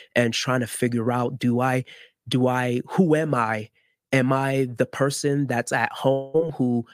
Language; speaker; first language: English; early bilingual, other home language; Haitian Creole